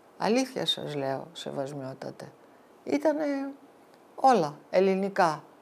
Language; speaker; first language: Greek; early bilingual, heritage; Greek